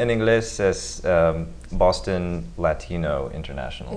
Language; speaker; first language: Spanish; non-native, fluent; English